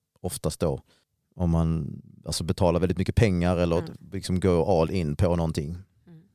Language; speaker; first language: Swedish; native; Swedish